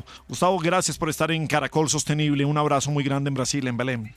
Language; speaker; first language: Spanish; native; Spanish